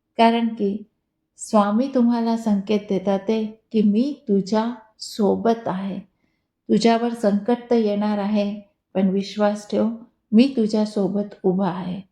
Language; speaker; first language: Marathi; non-native, local second language; Hindi